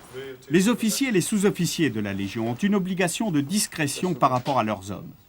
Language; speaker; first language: French; native; French